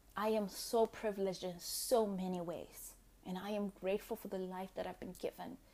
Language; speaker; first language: English; non-native, local second language; Shona